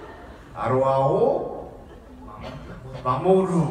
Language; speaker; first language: Japanese; non-native, learner; Korean